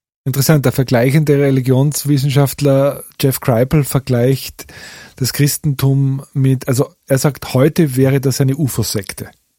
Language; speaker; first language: German; native; German